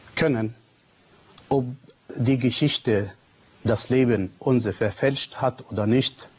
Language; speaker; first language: German; non-native, fluent; Arabic